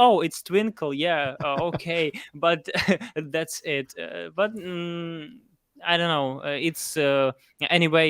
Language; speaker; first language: English; non-native, fluent; Russian